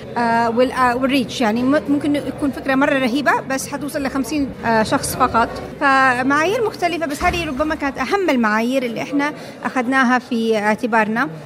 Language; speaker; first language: Arabic; native; Arabic